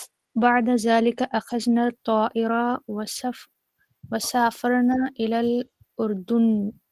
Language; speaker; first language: Arabic; non-native, learner; Urdu